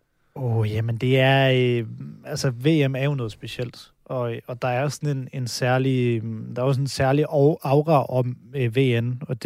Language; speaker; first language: Danish; native; Danish